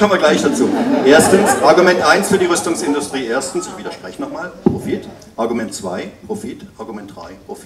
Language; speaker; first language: German; native; German